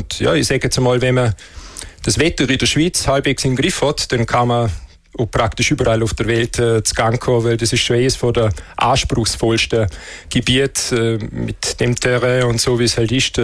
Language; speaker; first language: German; native; German